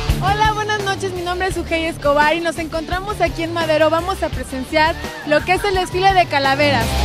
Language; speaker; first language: Spanish; native; Spanish